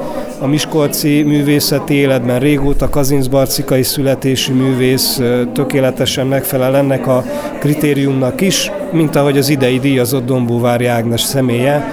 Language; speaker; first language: Hungarian; native; Hungarian